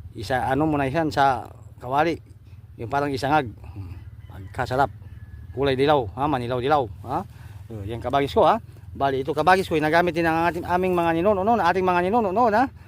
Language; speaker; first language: Filipino; non-native, local second language; Iloko